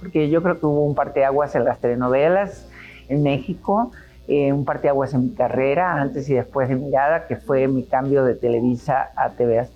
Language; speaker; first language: Spanish; native; Spanish